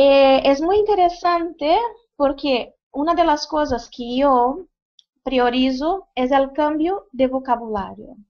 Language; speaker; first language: Spanish; non-native, fluent; Portuguese